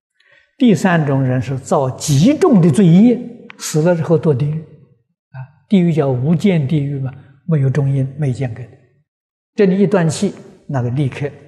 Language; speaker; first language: Chinese; native; Chinese